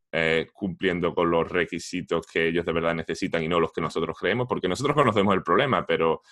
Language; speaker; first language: Spanish; native; Spanish